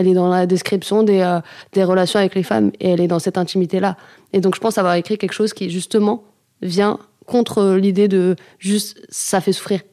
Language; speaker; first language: French; native; French